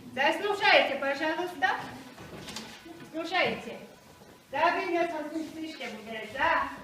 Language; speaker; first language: Russian; non-native, fluent; Mongolian